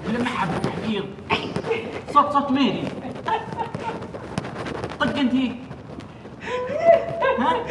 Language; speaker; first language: Arabic; native; Arabic